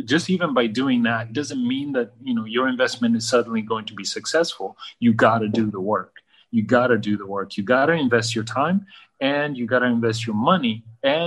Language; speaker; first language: English; early bilingual, other home language; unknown